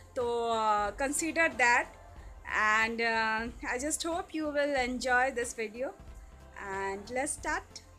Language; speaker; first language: Hindi; non-native, local second language; Bangla